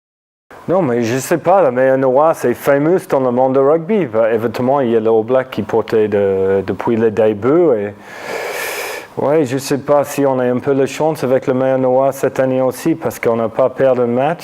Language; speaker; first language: French; non-native, fluent; English